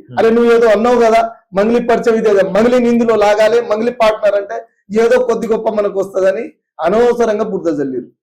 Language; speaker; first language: Telugu; non-native, local second language; Lambadi